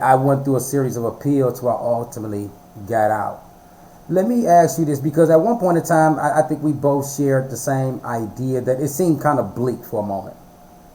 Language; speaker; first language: English; native; English